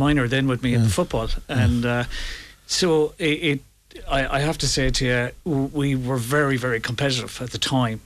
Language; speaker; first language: English; native; English